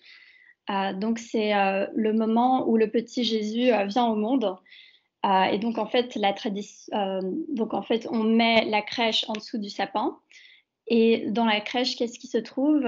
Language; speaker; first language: French; native; French